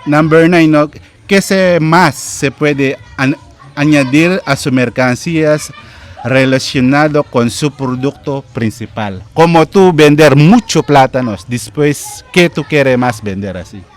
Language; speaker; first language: Spanish; non-native, learner; Filipino